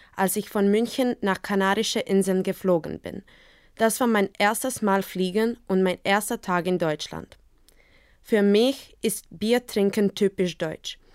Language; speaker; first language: German; non-native, learner; Croatian